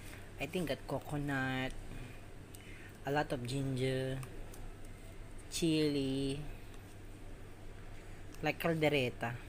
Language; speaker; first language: English; non-native, learner; Filipino